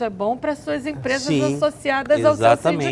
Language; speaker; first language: Portuguese; native; Portuguese